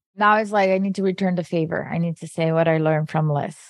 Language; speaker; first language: English; early bilingual, other home language; Portuguese